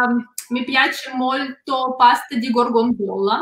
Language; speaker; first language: Italian; non-native, learner; Russian